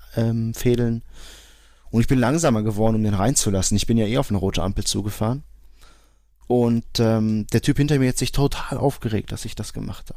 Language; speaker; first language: German; early bilingual, other home language; Portuguese